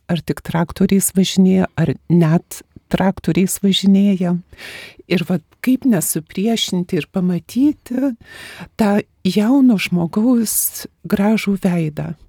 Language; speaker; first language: Lithuanian; native; Lithuanian